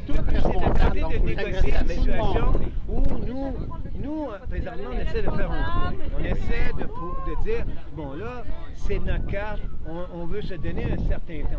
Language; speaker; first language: French; native; French